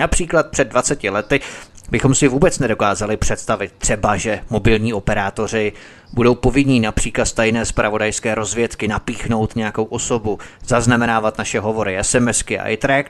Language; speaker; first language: Czech; native; Czech